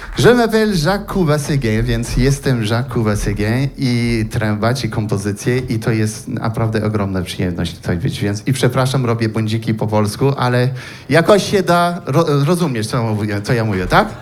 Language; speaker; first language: Polish; non-native, learner; French